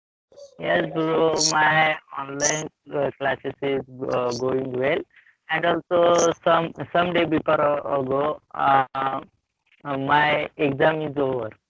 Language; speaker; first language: English; non-native, learner; Marathi